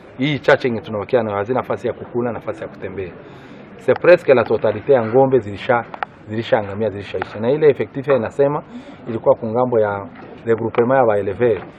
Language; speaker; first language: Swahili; non-native, local second language; Kinyarwanda